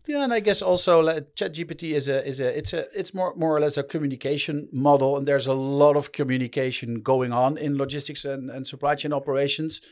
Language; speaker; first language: English; non-native, fluent; Dutch